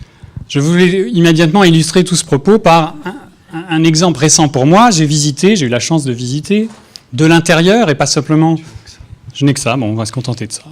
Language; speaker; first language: French; native; French